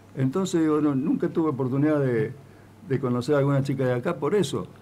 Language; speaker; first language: Spanish; native; Spanish